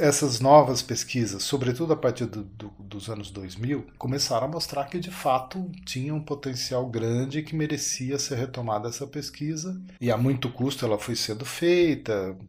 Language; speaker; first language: Portuguese; native; Portuguese